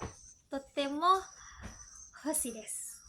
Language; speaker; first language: Japanese; non-native, learner; Indonesian